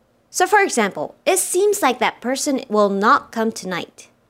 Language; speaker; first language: English; non-native, fluent; Japanese